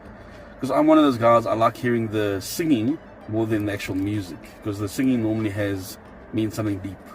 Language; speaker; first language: English; native; English